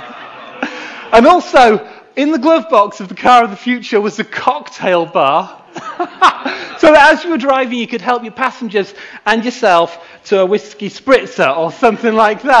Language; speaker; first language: English; native; English